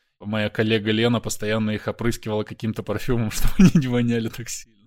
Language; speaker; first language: Russian; native; Russian